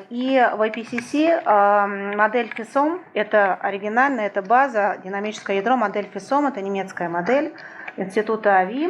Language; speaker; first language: Russian; native; Russian